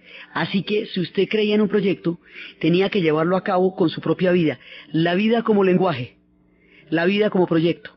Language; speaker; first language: Spanish; native; Spanish